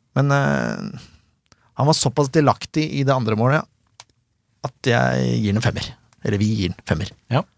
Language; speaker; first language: Norwegian; native; Norwegian